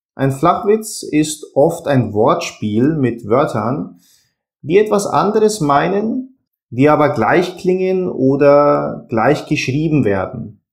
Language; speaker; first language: German; native; German